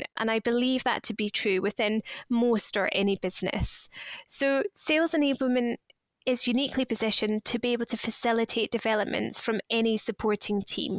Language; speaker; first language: English; native; English